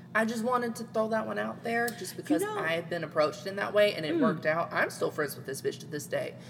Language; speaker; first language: English; native; English